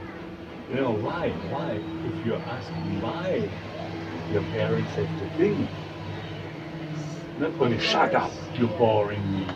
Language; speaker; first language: English; non-native, fluent; German